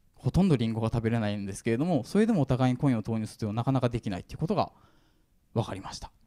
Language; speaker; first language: Japanese; native; Japanese